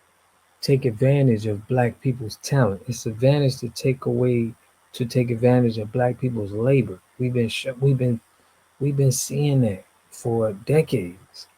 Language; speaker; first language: English; native; English